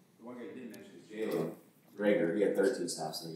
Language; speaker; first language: English; native; English